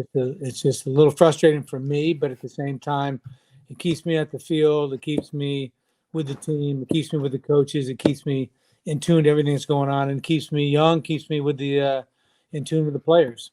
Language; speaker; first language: English; native; English